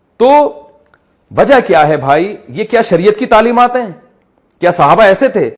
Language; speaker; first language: Urdu; native; Urdu